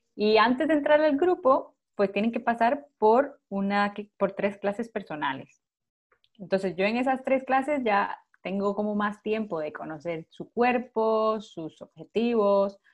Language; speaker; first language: Spanish; native; Spanish